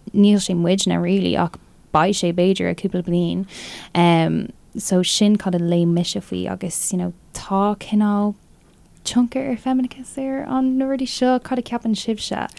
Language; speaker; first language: Irish; non-native, local second language; English